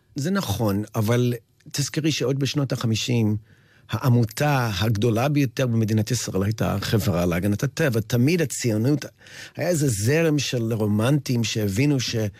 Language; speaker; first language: Hebrew; non-native, fluent; English